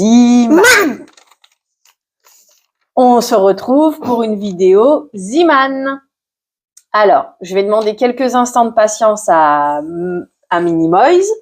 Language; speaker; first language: French; native; French